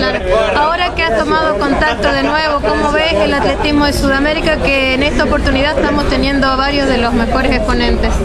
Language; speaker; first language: Spanish; native; Spanish